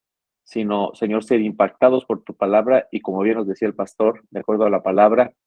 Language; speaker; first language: Spanish; native; Spanish